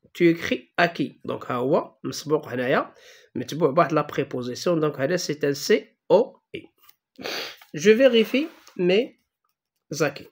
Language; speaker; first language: French; non-native, local second language; Arabic